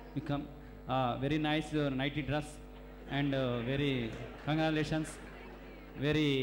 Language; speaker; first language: Telugu; native; Telugu